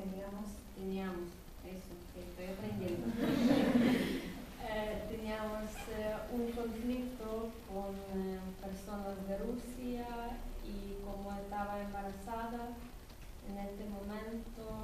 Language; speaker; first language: Spanish; non-native, learner; Ukrainian